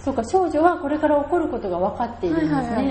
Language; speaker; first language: Japanese; native; Japanese